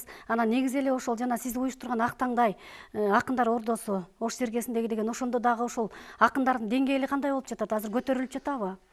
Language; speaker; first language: Kyrgyz; native; Kyrgyz